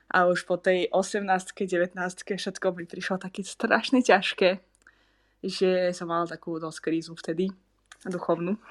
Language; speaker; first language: Slovak; non-native, fluent; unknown